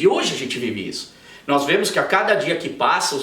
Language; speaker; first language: Portuguese; native; Portuguese